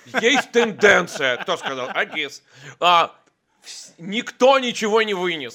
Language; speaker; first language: Russian; native; Russian